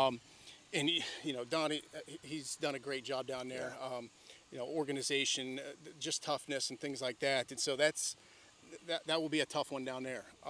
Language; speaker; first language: English; native; English